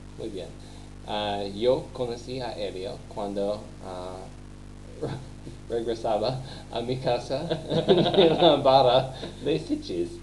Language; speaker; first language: Spanish; non-native, learner; English